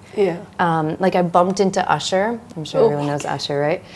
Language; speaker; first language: English; native; English